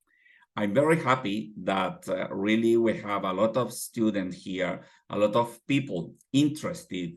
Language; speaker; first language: English; non-native, fluent; Spanish